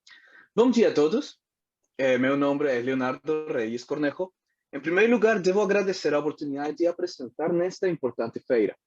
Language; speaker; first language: Portuguese; non-native, learner; Spanish